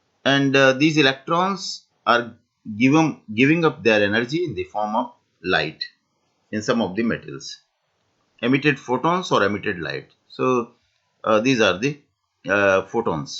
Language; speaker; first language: English; non-native, local second language; Hindi